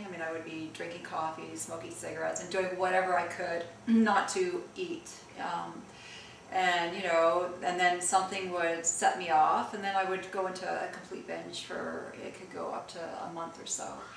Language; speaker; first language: English; early bilingual, other home language; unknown